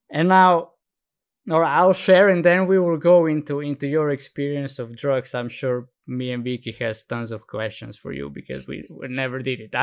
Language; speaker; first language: English; non-native, fluent; Slovenian